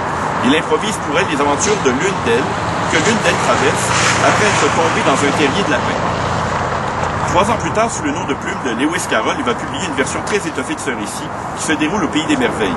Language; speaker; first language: French; native; French